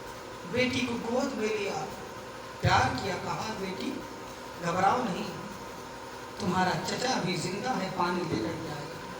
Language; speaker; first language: Urdu; native; Urdu